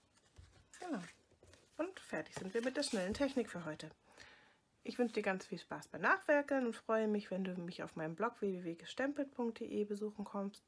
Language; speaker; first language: German; native; German